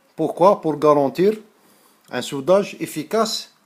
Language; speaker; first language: French; non-native, local second language; Arabic